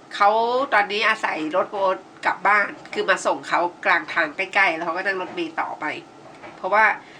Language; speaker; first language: Thai; native; Thai